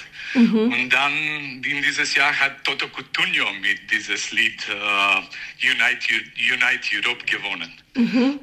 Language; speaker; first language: German; non-native, fluent; Macedonian